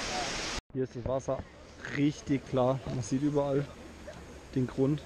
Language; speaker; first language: German; native; German